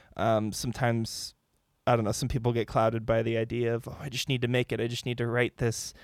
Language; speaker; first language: English; native; English